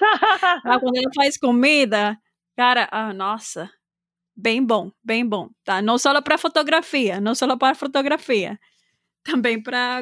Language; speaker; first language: Portuguese; non-native, fluent; Spanish